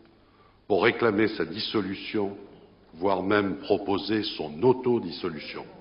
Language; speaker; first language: French; native; French